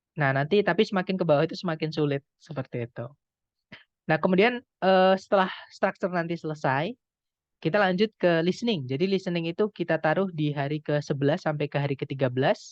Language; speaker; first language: Indonesian; non-native, local second language; Javanese